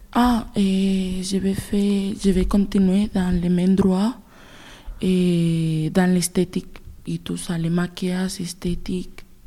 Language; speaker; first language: French; non-native, learner; Spanish